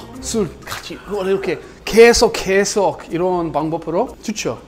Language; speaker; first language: Korean; non-native, learner; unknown